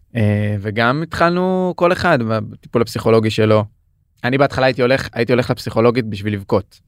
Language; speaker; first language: Hebrew; native; Hebrew